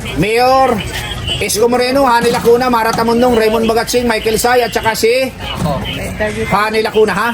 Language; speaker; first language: Filipino; native; Filipino